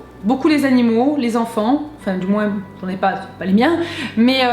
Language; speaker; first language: French; native; French